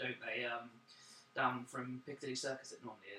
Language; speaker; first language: English; native; English